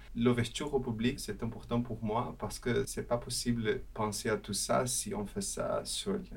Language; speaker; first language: French; non-native, fluent; Portuguese